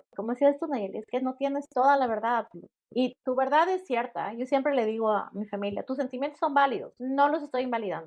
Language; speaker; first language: Spanish; native; Spanish